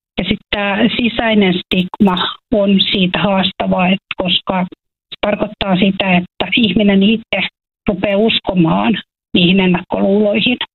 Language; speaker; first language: Finnish; native; Finnish